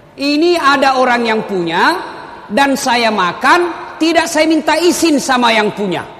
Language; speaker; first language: Indonesian; non-native, local second language; Buginese